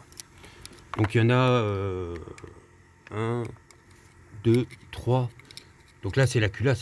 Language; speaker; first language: French; native; French